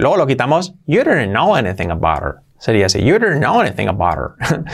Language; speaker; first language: English; non-native, fluent; Spanish